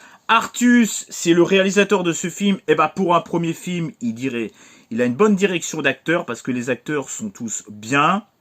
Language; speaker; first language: French; native; French